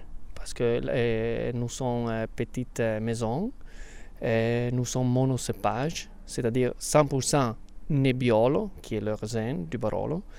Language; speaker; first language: French; non-native, fluent; Italian